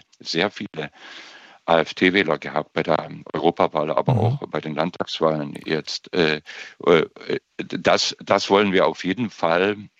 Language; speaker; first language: German; native; German